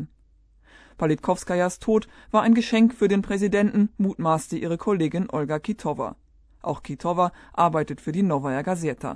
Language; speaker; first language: German; native; German